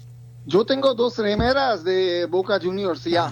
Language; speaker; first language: Spanish; non-native, learner; Bangla